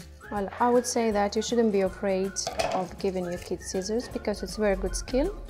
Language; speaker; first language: English; non-native, fluent; Russian